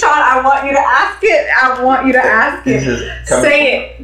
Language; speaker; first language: English; non-native, local second language; Swahili